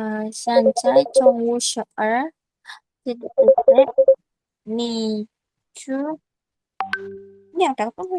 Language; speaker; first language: Chinese; non-native, learner; Indonesian